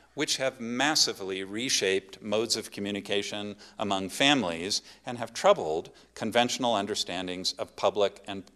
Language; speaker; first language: English; native; English